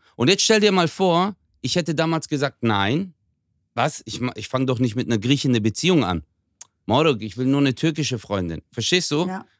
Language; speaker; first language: German; early bilingual, other home language; Turkish